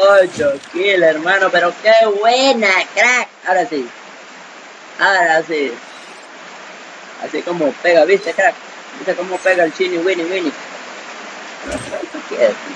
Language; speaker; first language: Spanish; native; Spanish